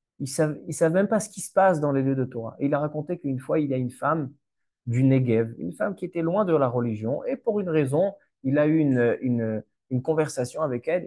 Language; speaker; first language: French; native; French